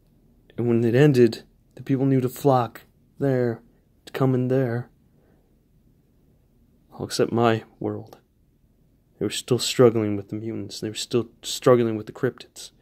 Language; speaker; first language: English; native; English